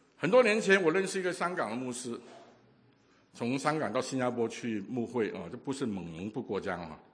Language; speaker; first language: Chinese; non-native, local second language; Cantonese